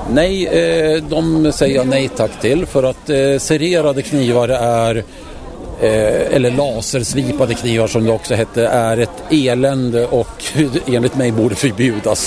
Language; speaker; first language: Swedish; native; Swedish